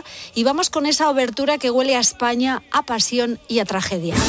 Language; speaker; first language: Spanish; native; Spanish